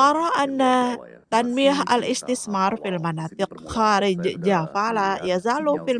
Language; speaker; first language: Arabic; non-native, fluent; Indonesian